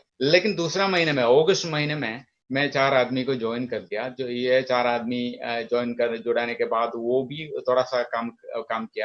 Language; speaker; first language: Hindi; non-native, local second language; Malayalam